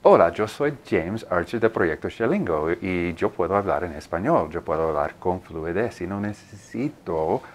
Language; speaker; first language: Spanish; non-native, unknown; English